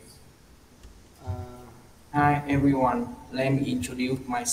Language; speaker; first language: English; non-native, learner; Vietnamese